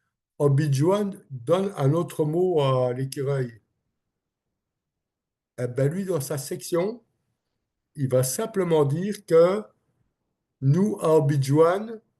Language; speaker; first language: French; non-native, local second language; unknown